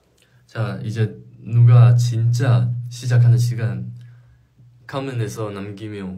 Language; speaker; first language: Korean; non-native, fluent; Chinese